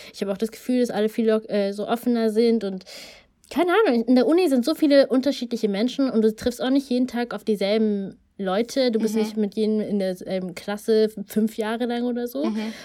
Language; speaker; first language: German; early bilingual, other home language; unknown